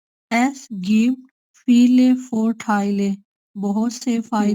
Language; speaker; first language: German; non-native, learner; Urdu